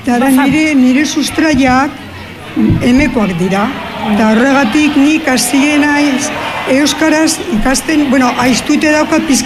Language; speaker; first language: Basque; non-native, local second language; Spanish